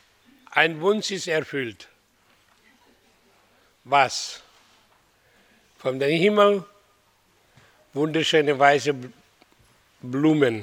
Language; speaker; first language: German; non-native, learner; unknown